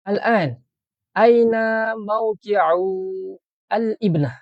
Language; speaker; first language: Arabic; non-native, fluent; Malay